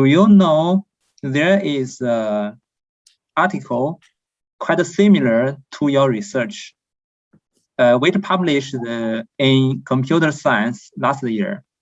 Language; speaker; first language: English; non-native, fluent; Chinese